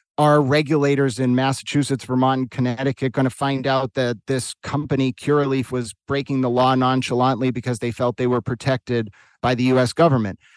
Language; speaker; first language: English; native; English